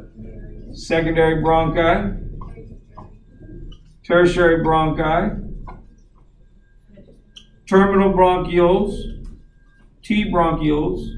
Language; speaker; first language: English; native; English